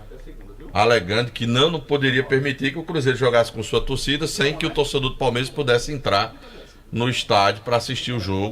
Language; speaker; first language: Portuguese; native; Portuguese